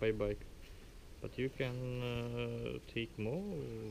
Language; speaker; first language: English; non-native, learner; Ukrainian